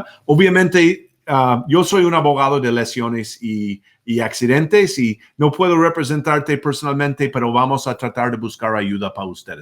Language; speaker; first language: Spanish; non-native, fluent; English